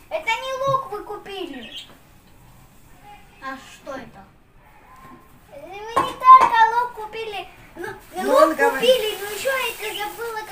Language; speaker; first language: Russian; early bilingual, heritage; Russian